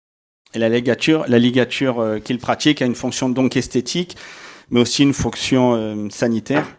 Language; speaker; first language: French; native; French